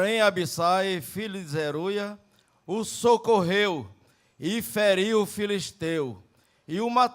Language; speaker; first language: Portuguese; native; Portuguese